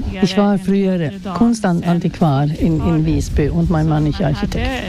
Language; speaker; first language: German; non-native, fluent; Swedish